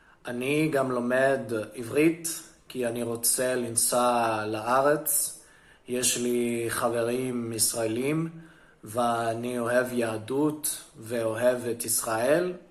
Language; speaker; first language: Hebrew; non-native, learner; Spanish